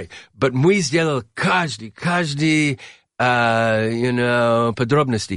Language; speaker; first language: Russian; non-native, learner; English